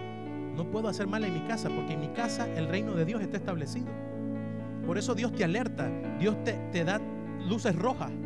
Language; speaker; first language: Spanish; native; Spanish